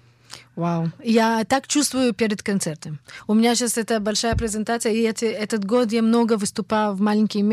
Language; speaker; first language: Russian; early bilingual, heritage; Russian